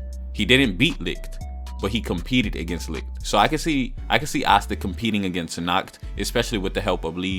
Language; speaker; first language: English; native; English